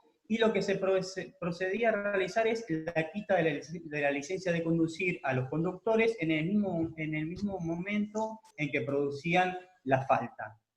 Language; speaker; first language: Spanish; native; Spanish